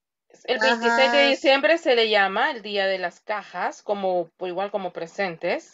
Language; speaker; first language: Spanish; native; Spanish